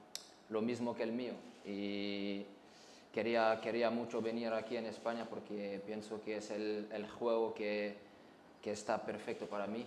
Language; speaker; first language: Spanish; non-native, fluent; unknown